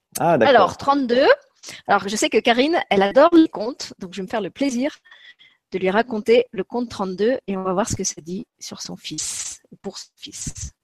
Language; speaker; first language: French; native; French